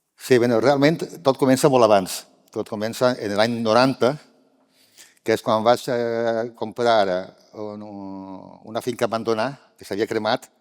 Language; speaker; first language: Catalan; native; Catalan